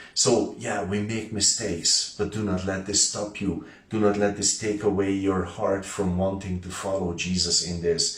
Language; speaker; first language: English; non-native, fluent; Hungarian